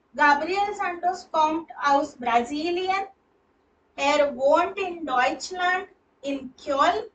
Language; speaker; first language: German; non-native, fluent; Hindi